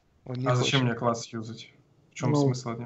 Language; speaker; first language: Russian; native; Russian